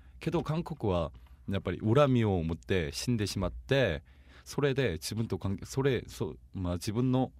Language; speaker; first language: Japanese; non-native, fluent; Korean